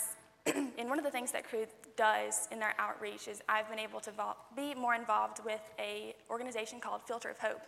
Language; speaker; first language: English; native; English